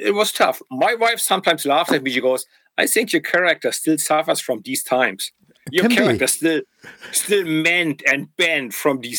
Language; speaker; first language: English; non-native, fluent; German